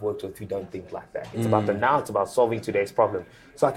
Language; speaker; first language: English; early bilingual, other home language; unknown